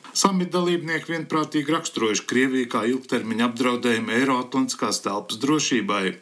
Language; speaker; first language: Latvian; early bilingual, heritage; Latvian